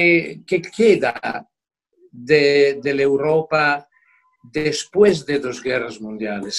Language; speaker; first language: Spanish; non-native, fluent; Italian